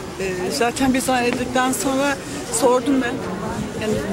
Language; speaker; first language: Turkish; non-native, fluent; English